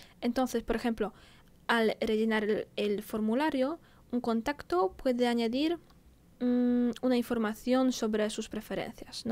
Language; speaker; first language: Spanish; non-native, fluent; Polish